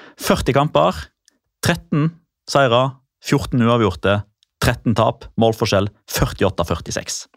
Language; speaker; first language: Norwegian; native; Norwegian